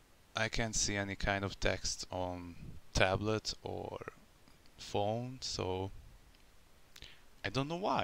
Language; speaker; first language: English; non-native, learner; Hungarian